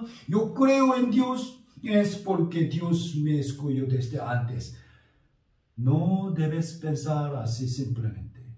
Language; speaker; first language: Spanish; non-native, fluent; Korean